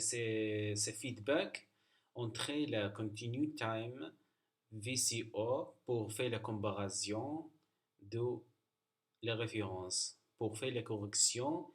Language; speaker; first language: French; non-native, learner; Arabic